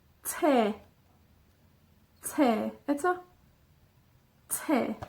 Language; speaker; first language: Spanish; non-native, fluent; Welsh